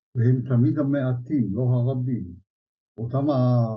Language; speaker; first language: Hebrew; early bilingual, other home language; Polish